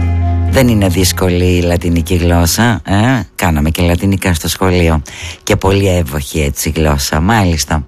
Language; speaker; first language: Greek; native; Greek